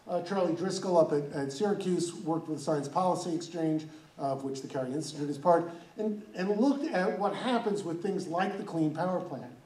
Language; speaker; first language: English; native; English